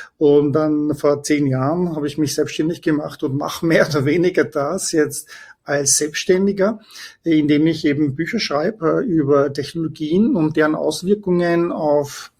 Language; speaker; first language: German; native; German